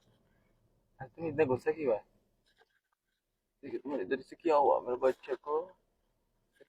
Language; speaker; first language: Hindi; non-native, learner; Bangla